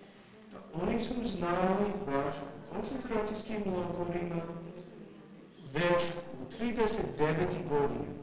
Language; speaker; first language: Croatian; non-native, learner; English